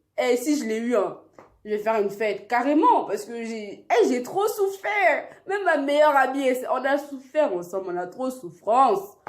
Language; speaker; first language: French; early bilingual, other home language; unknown